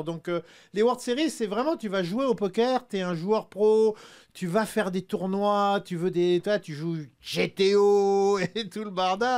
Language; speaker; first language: French; native; French